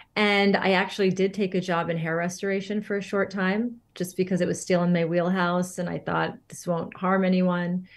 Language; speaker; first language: English; native; English